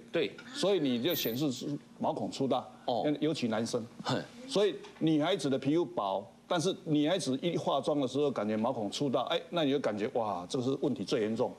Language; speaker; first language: Chinese; native; Chinese